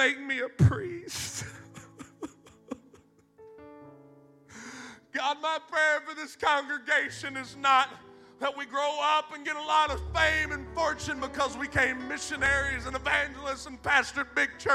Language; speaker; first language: English; native; English